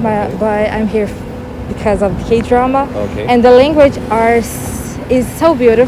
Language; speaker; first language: English; non-native, learner; Portuguese